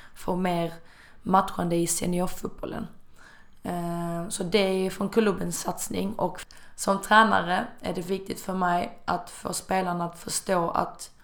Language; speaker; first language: Swedish; native; Swedish